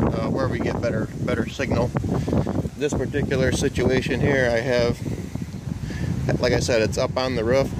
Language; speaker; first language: English; native; English